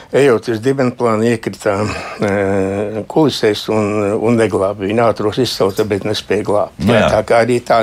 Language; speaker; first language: Latvian; native; Latvian